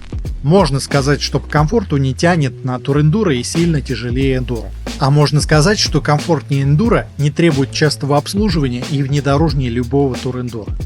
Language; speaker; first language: Russian; native; Russian